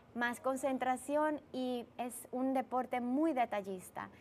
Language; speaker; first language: Spanish; early bilingual, other home language; Bulgarian